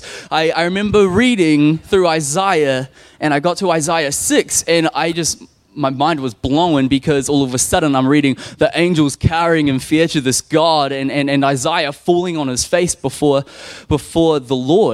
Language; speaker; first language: English; native; English